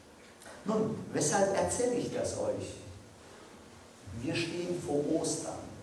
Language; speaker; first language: German; non-native, fluent; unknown